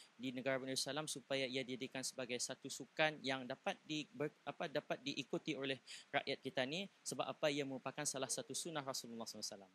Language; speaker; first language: Malay; native; Malay